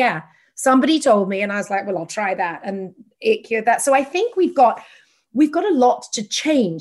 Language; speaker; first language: English; native; English